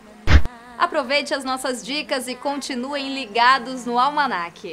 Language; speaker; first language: Portuguese; native; Portuguese